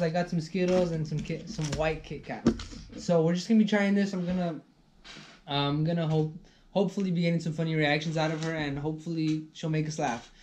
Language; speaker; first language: English; early bilingual, other home language; Spanish